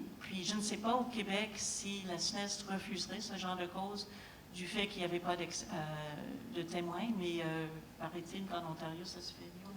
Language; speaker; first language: French; native; French